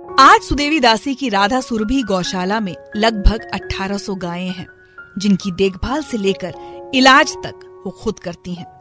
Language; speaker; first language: Hindi; native; Hindi